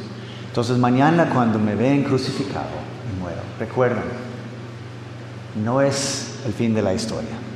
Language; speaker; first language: Spanish; non-native, fluent; English